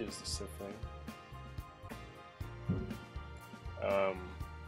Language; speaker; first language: English; non-native, local second language; Krio